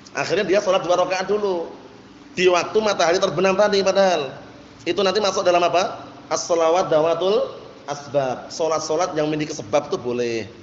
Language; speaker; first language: Indonesian; native; Indonesian